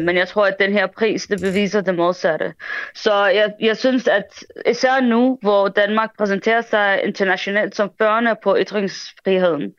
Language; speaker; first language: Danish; early bilingual, other home language; Arabic